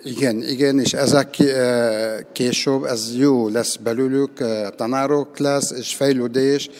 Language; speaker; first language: Hungarian; non-native, learner; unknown